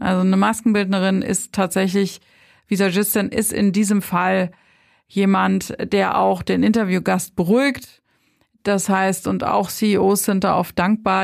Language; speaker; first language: German; native; German